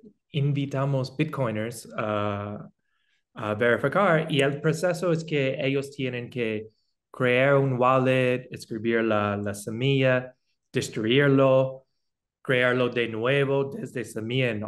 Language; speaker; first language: Spanish; non-native, fluent; English